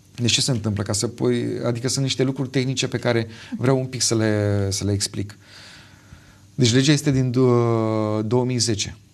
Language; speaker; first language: Romanian; native; Romanian